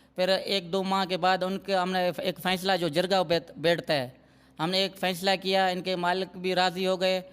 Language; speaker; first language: Urdu; non-native, local second language; Sindhi